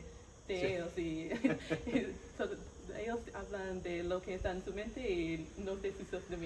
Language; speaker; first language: Spanish; non-native, learner; English